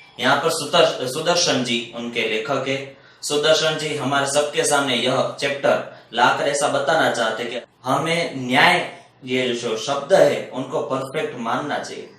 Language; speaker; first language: Hindi; non-native, local second language; Gujarati